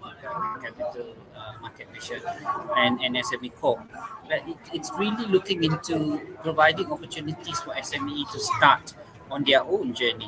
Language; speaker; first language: English; non-native, local second language; Malay